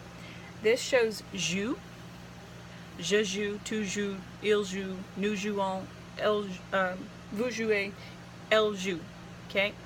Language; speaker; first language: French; non-native, fluent; English